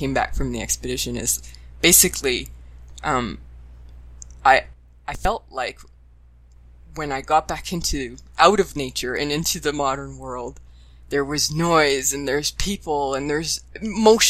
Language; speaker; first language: English; native; English